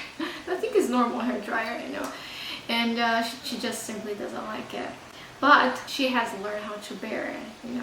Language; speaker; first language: English; non-native, fluent; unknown